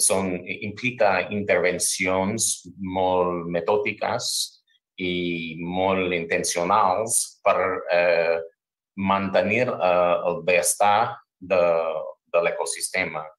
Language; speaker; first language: Catalan; non-native, fluent; English